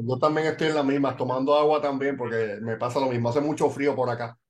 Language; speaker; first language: Spanish; native; Spanish